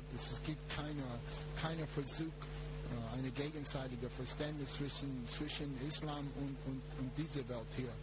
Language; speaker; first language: German; non-native, fluent; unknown